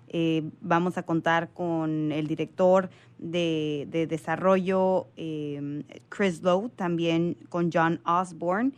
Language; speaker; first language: Spanish; native; Spanish